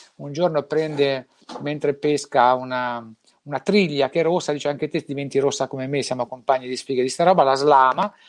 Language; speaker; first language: Italian; native; Italian